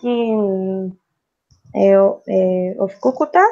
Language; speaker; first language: English; non-native, learner; Spanish